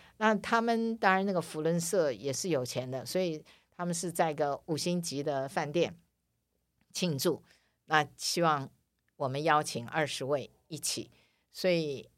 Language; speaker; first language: Chinese; native; Chinese